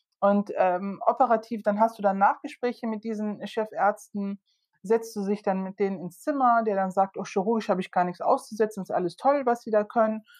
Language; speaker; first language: German; early bilingual, other home language; Turkish